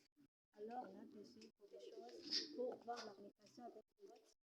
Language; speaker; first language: French; non-native, learner; Rundi